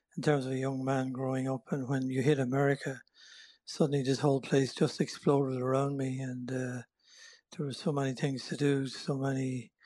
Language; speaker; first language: English; native; English